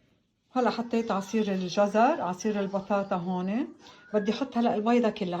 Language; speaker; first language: Arabic; native; Arabic